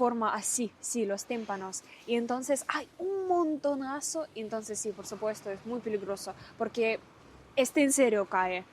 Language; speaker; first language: Spanish; non-native, learner; Russian